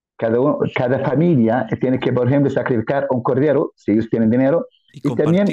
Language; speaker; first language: Spanish; non-native, fluent; Arabic